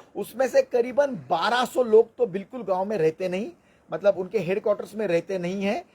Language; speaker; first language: Hindi; non-native, local second language; Marathi